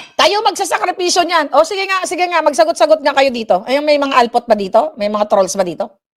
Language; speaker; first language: Filipino; non-native, local second language; Hiligaynon